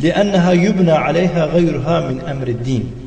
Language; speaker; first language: Arabic; non-native, fluent; Tajik